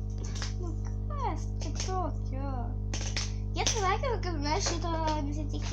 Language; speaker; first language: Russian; non-native, learner; Lithuanian